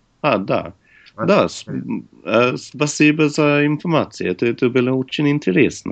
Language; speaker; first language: Russian; non-native, learner; English